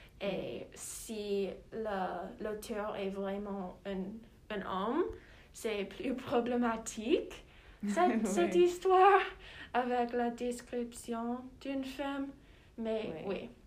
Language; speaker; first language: French; non-native, learner; English